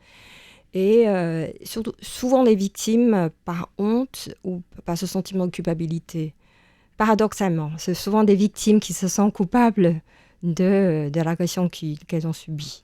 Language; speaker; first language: French; non-native, fluent; Chinese